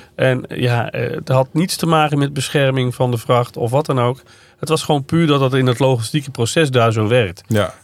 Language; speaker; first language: Dutch; native; Dutch